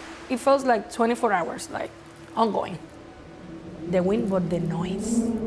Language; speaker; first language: English; non-native, fluent; Spanish